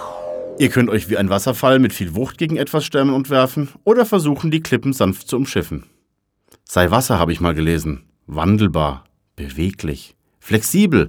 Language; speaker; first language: German; native; German